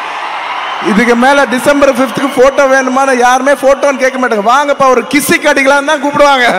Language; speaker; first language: Tamil; non-native, local second language; Telugu